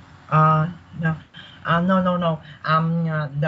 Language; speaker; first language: English; non-native, learner; Vietnamese